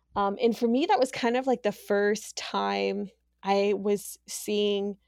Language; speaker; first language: English; native; English